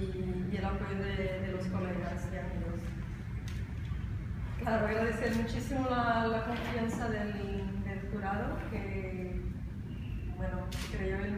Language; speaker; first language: Spanish; non-native, fluent; Portuguese